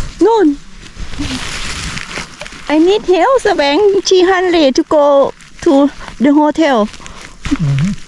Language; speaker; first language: English; non-native, learner; Thai